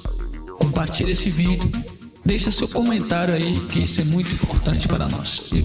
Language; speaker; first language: Portuguese; native; Portuguese